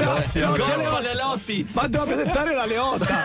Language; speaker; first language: Italian; native; Italian